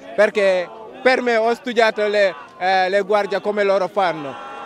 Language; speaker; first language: Italian; non-native, learner; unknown